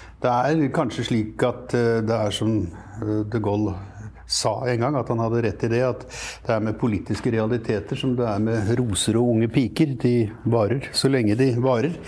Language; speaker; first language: Norwegian; native; Norwegian